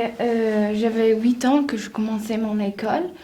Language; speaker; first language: French; non-native, learner; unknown